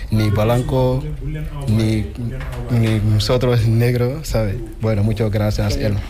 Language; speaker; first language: Spanish; non-native, learner; Wolof